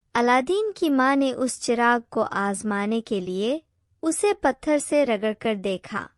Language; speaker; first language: Hindi; native; Hindi